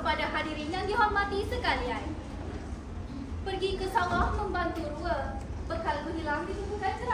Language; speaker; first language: Malay; native; Malay